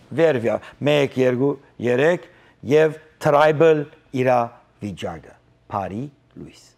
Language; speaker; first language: Armenian; early bilingual, heritage; Armenian